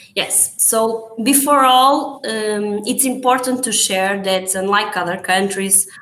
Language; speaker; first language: English; non-native, fluent; Portuguese